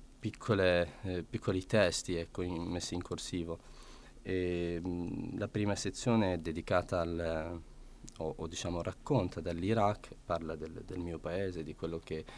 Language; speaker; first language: Italian; non-native, fluent; Arabic